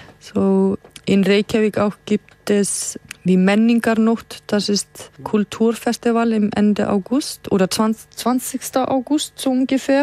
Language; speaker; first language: German; non-native, fluent; Icelandic